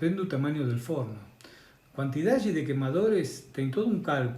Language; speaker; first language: Portuguese; non-native, learner; Spanish